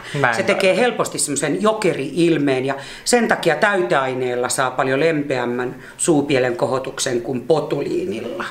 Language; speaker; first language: Finnish; native; Finnish